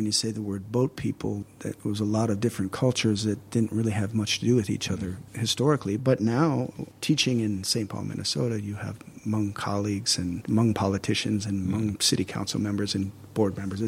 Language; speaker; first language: English; native; English